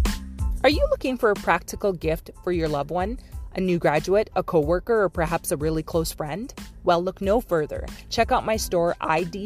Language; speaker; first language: English; native; English